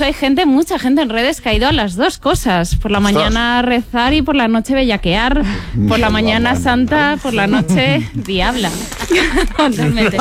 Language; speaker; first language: Spanish; native; Spanish